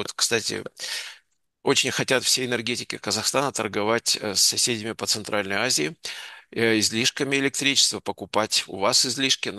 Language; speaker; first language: Russian; native; Russian